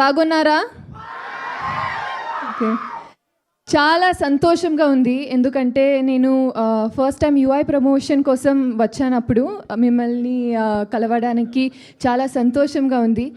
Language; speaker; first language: Telugu; non-native, learner; Kannada